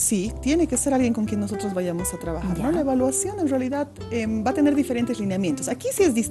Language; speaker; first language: Spanish; native; Spanish